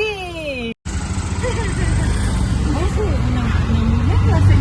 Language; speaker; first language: Spanish; non-native, learner; Indonesian